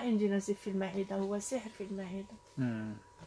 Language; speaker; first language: Arabic; native; Arabic